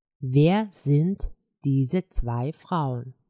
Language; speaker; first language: German; non-native, fluent; Croatian